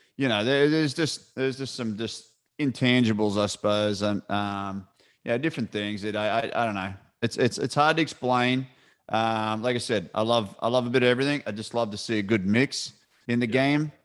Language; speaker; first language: English; native; English